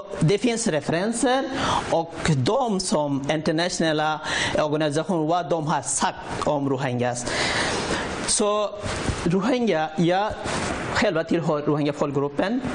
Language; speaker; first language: Swedish; non-native, learner; Rohingya